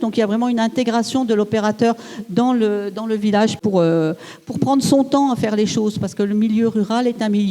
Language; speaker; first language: French; native; French